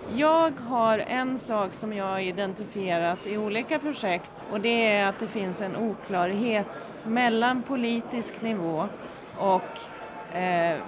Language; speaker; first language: Swedish; native; Swedish